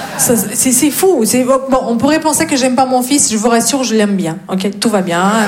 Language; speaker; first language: French; non-native, fluent; Russian